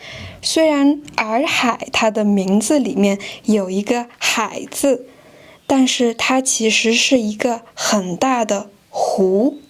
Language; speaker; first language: Chinese; non-native, fluent; French